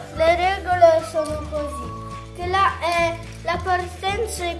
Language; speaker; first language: Italian; early bilingual, other home language; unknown